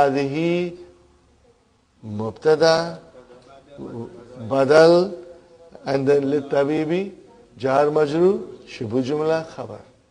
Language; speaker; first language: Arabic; non-native, fluent; Urdu